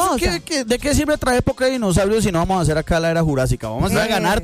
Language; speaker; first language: Spanish; native; Spanish